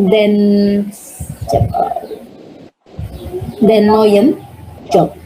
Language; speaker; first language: German; non-native, learner; Indonesian